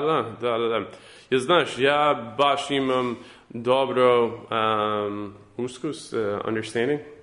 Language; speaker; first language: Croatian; early bilingual, heritage; Serbian